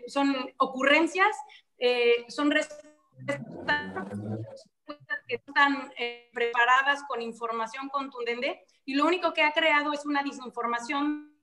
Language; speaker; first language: Spanish; native; Spanish